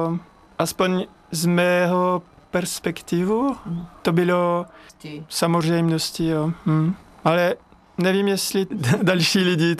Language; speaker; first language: Czech; non-native, fluent; French